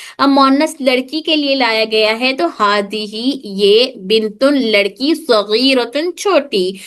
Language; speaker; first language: Urdu; native; Urdu